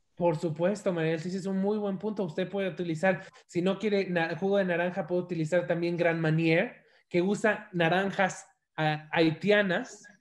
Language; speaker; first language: Spanish; native; Spanish